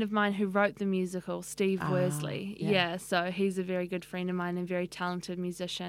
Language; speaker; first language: English; native; English